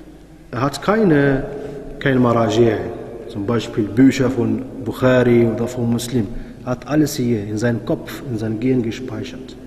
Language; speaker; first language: German; non-native, fluent; Arabic